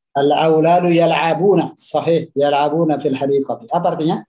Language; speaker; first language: Indonesian; native; Indonesian